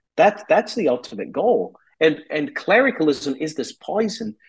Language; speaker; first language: English; native; English